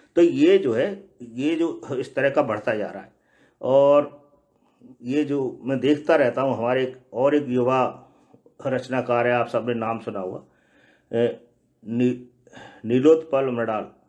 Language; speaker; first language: Hindi; native; Hindi